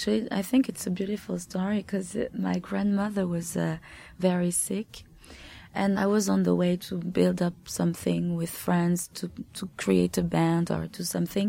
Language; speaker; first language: English; non-native, fluent; French